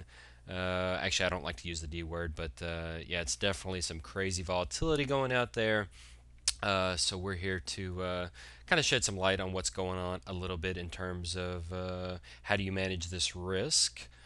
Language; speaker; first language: English; native; English